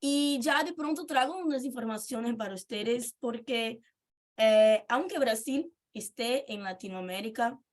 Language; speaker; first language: Spanish; non-native, fluent; Portuguese